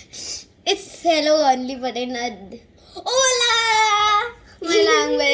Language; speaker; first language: English; non-native, local second language; Hindi